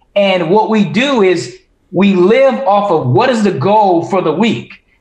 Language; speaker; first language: English; native; English